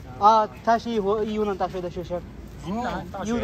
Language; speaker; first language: Chinese; non-native, learner; Bangla